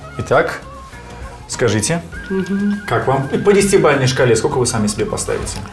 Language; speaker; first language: Russian; native; Russian